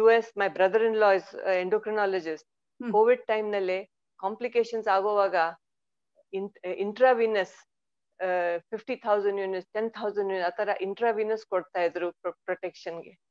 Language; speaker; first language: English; non-native, local second language; Kannada